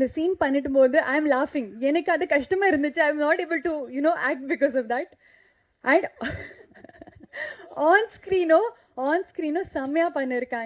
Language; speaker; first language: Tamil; non-native, learner; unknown